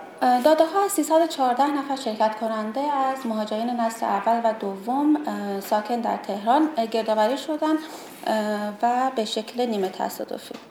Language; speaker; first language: Persian; native; Persian